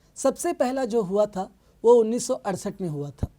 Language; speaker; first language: Hindi; non-native, local second language; Telugu